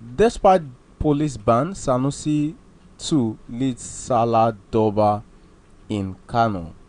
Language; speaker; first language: English; non-native, local second language; Yoruba